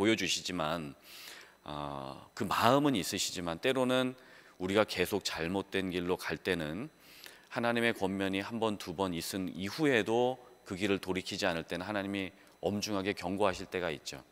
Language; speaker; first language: Korean; native; Korean